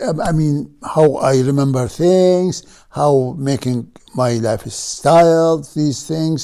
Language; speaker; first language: English; non-native, fluent; Arabic